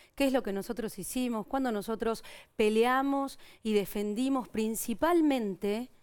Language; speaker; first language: Spanish; native; Spanish